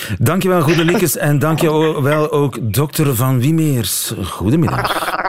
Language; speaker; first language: Dutch; native; Dutch